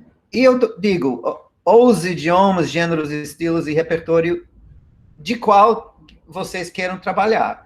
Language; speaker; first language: Portuguese; non-native, fluent; English